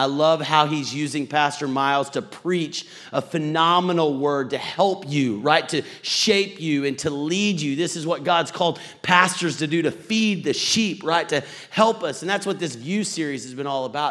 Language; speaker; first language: English; native; English